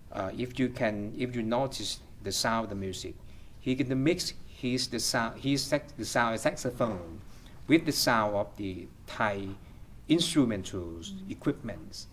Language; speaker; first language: English; non-native, fluent; Thai